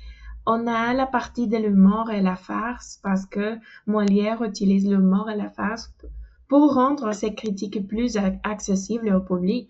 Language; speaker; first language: French; non-native, fluent; Spanish